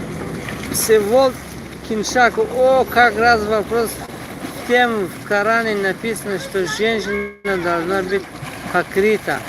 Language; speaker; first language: Russian; non-native, local second language; Tajik